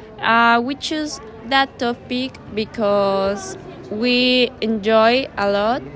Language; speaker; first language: English; non-native, learner; Spanish